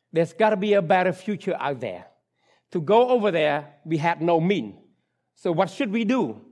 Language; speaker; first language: English; non-native, fluent; Khmer